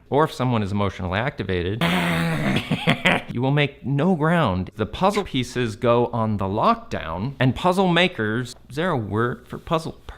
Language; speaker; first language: English; native; English